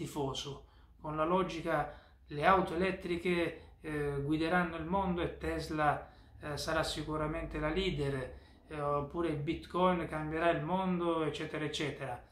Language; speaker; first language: Italian; native; Italian